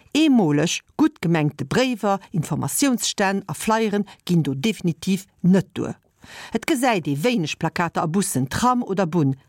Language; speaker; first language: Luxembourgish; early bilingual, other home language; Italian